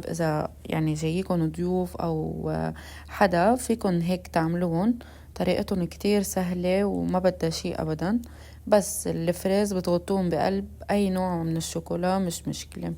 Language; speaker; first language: Arabic; native; Arabic